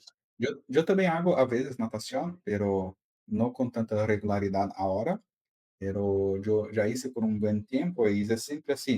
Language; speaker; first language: Spanish; non-native, fluent; Portuguese